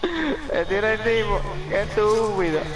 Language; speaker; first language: Spanish; native; Spanish